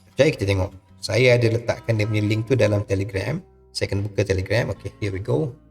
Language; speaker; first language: Malay; native; Malay